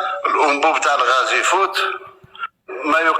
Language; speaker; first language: Arabic; native; Arabic